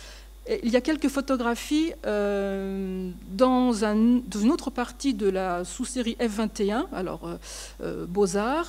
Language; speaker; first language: French; native; French